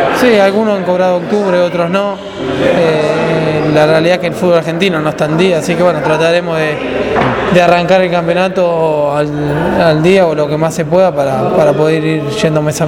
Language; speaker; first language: Spanish; native; Spanish